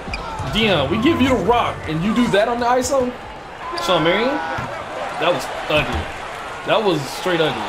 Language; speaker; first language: English; native; English